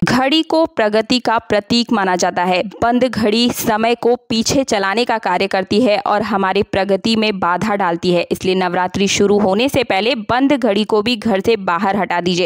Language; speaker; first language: Hindi; native; Hindi